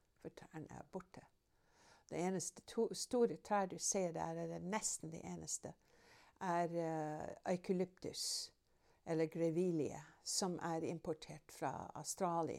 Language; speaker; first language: Norwegian; non-native, fluent; English